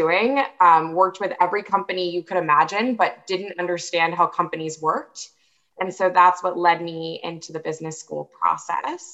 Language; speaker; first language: English; native; English